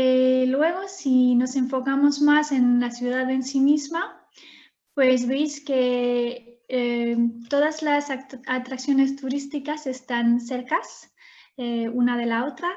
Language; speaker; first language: Spanish; non-native, fluent; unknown